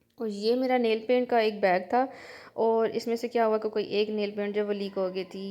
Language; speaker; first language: Urdu; native; Urdu